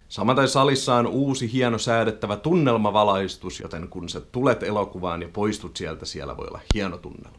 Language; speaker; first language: Finnish; native; Finnish